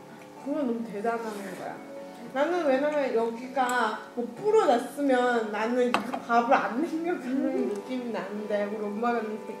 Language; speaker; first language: Korean; non-native, learner; Chinese